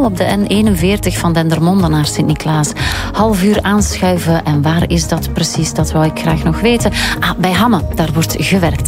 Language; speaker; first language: Dutch; native; Dutch